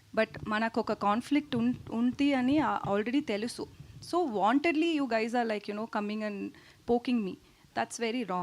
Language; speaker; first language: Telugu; non-native, learner; Tamil